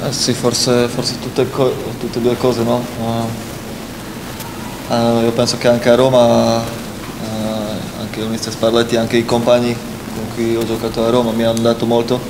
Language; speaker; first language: Italian; non-native, fluent; Slovak